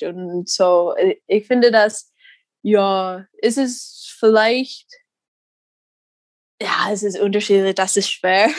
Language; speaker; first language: German; non-native, fluent; English